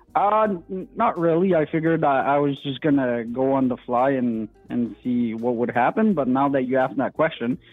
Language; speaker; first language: English; non-native, fluent; French